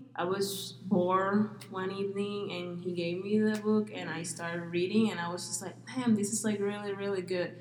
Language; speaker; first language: English; non-native, local second language; Spanish